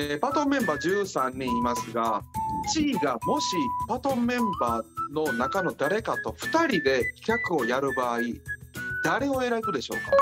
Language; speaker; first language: Japanese; native; Japanese